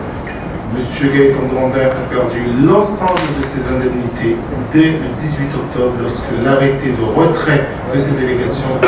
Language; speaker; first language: French; native; French